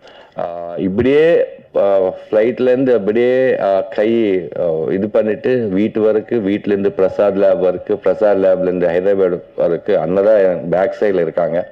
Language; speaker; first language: Tamil; non-native, learner; Telugu